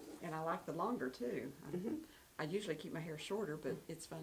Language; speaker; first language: English; native; English